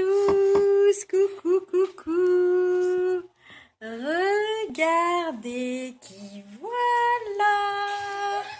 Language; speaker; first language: French; native; French